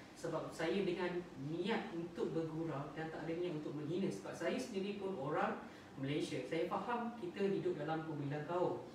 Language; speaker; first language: Malay; native; Malay